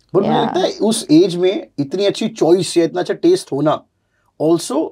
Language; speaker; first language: Hindi; native; Hindi